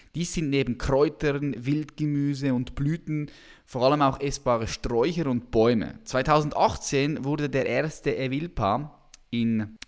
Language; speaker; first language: German; native; German